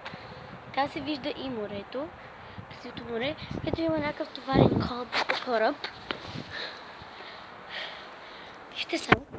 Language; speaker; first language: Bulgarian; native; Bulgarian